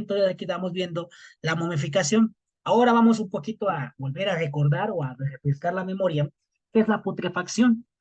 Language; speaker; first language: Spanish; native; Spanish